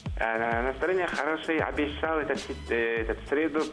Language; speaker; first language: Russian; non-native, local second language; Kazakh